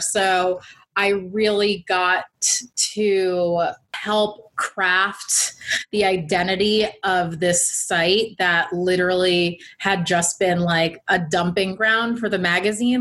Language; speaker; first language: English; native; English